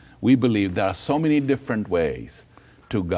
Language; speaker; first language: English; non-native, local second language; Gujarati